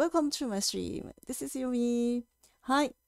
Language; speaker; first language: English; non-native, fluent; Japanese